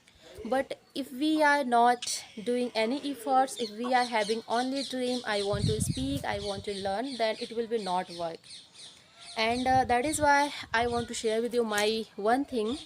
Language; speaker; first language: English; non-native, learner; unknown